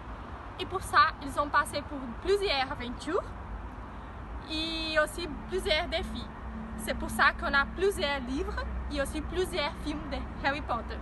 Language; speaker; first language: French; non-native, learner; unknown